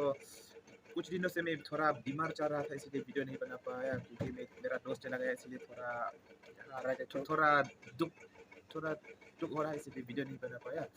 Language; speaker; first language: Hindi; non-native, local second language; Khasi